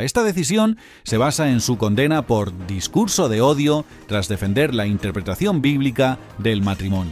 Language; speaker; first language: Spanish; native; Spanish